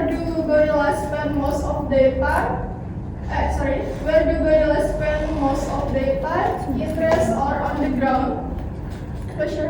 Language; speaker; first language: English; non-native, learner; Indonesian